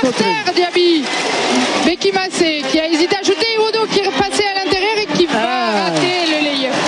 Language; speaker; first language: French; native; French